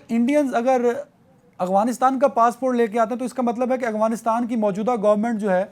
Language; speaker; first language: Urdu; native; Urdu